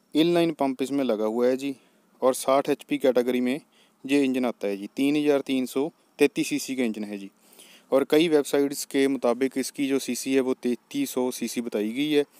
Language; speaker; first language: Hindi; non-native, local second language; Punjabi